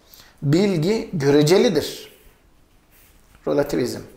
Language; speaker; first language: Turkish; native; Turkish